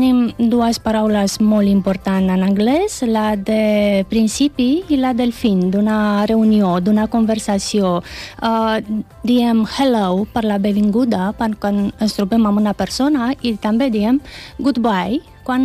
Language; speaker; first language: Catalan; non-native, fluent; Romanian